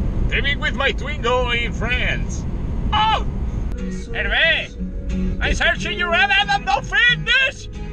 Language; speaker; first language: English; non-native, learner; Spanish